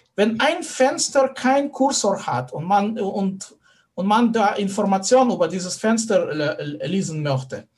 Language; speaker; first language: German; non-native, fluent; Russian